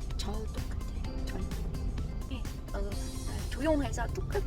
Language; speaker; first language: Korean; non-native, learner; Vietnamese